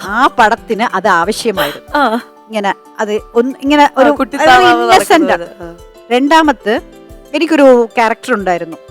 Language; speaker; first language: Malayalam; native; Malayalam